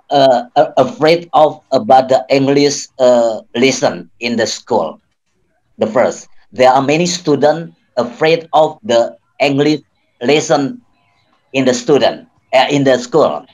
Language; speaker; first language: English; non-native, learner; Indonesian